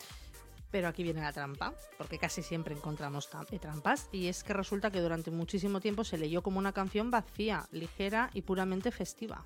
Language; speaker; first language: Spanish; native; Spanish